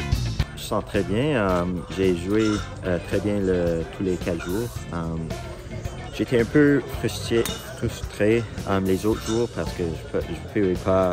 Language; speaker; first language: French; non-native, local second language; English